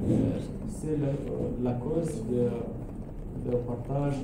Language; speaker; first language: French; non-native, learner; Romanian